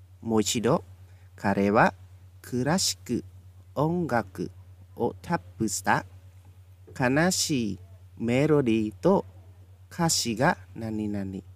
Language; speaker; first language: Japanese; non-native, fluent; Khmer